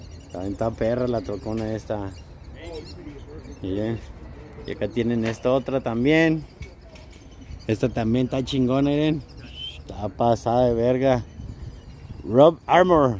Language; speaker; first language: Spanish; early bilingual, heritage; Spanish